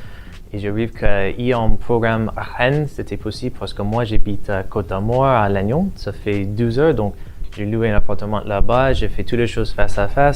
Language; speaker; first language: French; non-native, learner; English